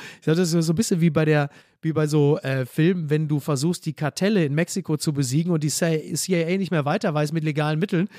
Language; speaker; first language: German; native; German